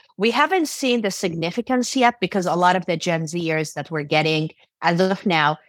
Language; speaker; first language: English; non-native, fluent; Arabic